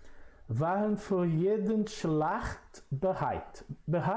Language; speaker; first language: German; non-native, fluent; Portuguese